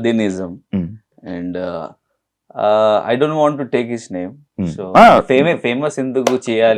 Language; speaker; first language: Telugu; non-native, learner; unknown